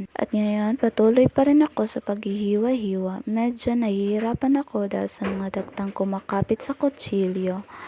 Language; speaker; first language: Filipino; non-native, local second language; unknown